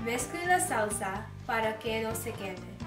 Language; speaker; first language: Spanish; non-native, learner; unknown